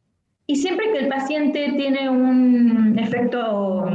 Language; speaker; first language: Spanish; native; Spanish